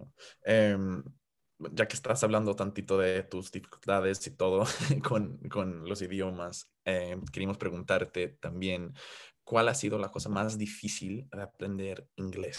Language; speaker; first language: Spanish; non-native, fluent; English